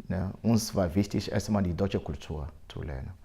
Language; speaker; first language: German; non-native, fluent; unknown